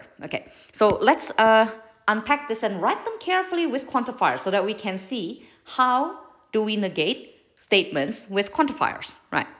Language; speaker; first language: English; non-native, fluent; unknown